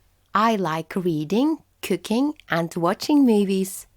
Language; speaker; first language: English; non-native, fluent; Lithuanian